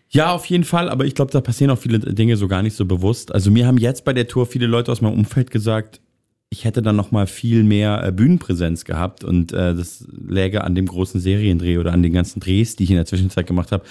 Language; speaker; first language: German; native; German